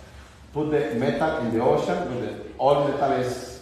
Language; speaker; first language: English; non-native, learner; Spanish